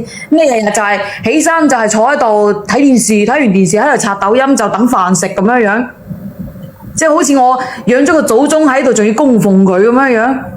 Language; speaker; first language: Cantonese; native; Cantonese